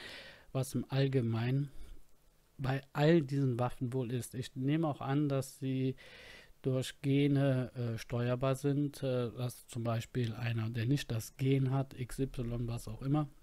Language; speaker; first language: German; native; German